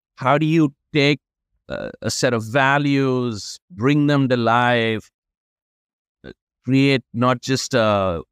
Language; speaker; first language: English; non-native, local second language; Hindi